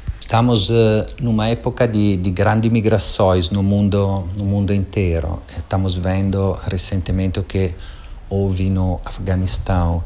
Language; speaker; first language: Portuguese; non-native, fluent; Italian